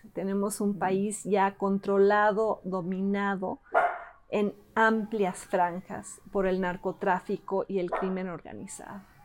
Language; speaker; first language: Spanish; early bilingual, other home language; English